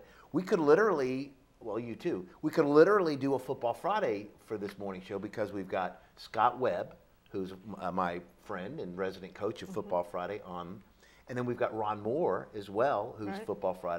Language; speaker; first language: English; native; English